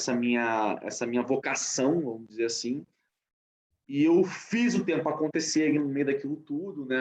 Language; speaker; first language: Portuguese; native; Portuguese